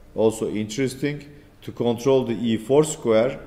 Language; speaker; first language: English; non-native, fluent; Turkish